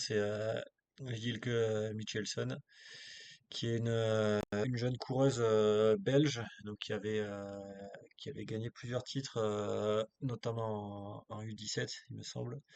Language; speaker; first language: French; native; French